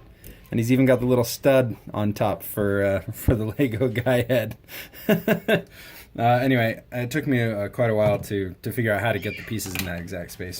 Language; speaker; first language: English; native; English